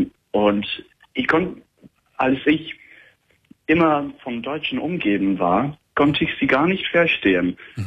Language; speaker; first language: German; non-native, fluent; English